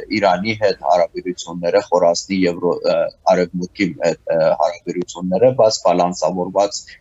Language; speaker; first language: Armenian; early bilingual, heritage; Armenian